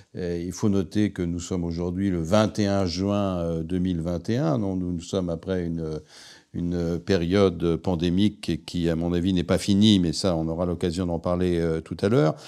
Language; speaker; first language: French; native; French